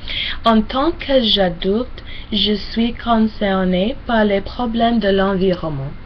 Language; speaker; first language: French; non-native, learner; English